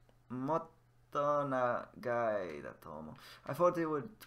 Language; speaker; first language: Japanese; non-native, learner; English